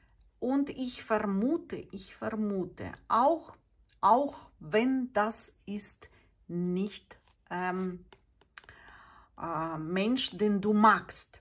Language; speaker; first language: German; non-native, fluent; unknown